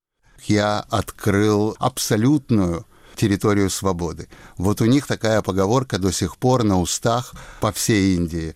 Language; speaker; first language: Russian; native; Russian